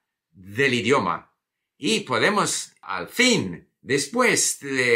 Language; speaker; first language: Spanish; non-native, fluent; English